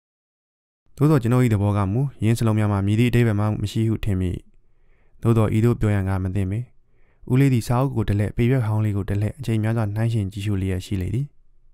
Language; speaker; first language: Burmese; native; Burmese